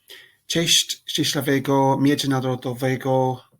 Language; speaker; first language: Polish; non-native, learner; English